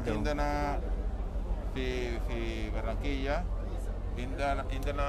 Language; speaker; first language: Arabic; non-native, learner; Spanish